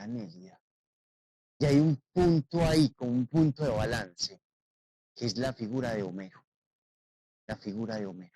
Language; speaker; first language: Spanish; native; Spanish